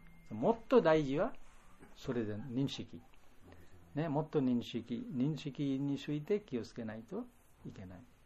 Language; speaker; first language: Japanese; non-native, fluent; Bangla